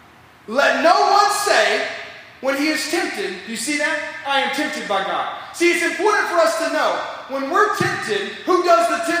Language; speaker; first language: English; native; English